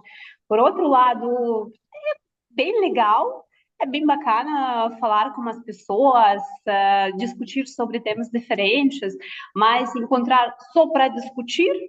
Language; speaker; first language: Portuguese; non-native, fluent; Russian